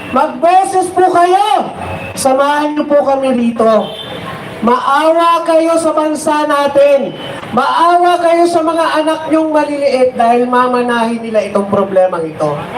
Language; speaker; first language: Filipino; native; Filipino